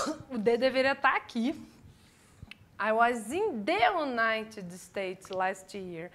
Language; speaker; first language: English; non-native, fluent; Portuguese